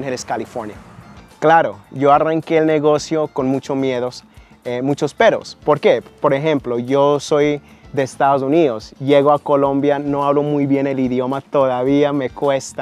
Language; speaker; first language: Spanish; early bilingual, heritage; Spanish